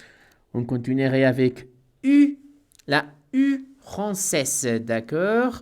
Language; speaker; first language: French; non-native, fluent; Spanish